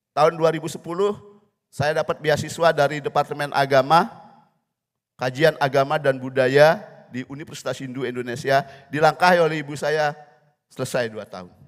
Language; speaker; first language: Indonesian; non-native, local second language; Balinese